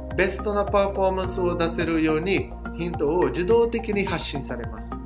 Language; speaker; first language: Japanese; non-native, fluent; Portuguese